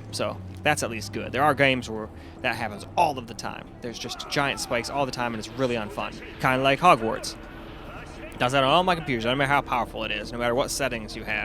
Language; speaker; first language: English; native; English